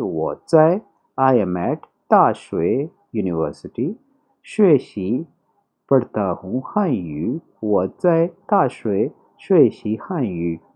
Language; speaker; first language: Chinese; non-native, fluent; Urdu